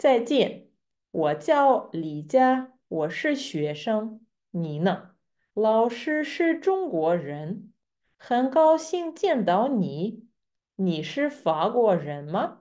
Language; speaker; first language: Chinese; non-native, fluent; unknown